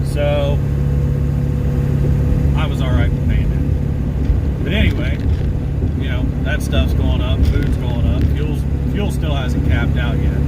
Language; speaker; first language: English; native; English